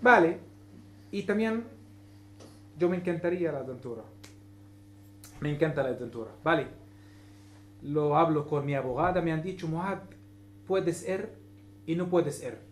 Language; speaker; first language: Spanish; non-native, learner; Arabic